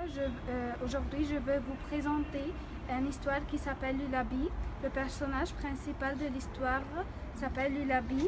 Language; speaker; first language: French; non-native, fluent; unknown